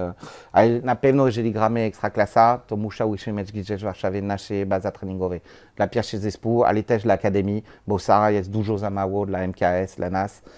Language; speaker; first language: Polish; non-native, learner; French